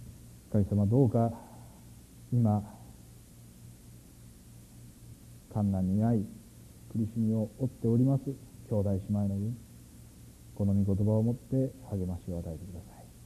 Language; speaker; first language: Japanese; native; Japanese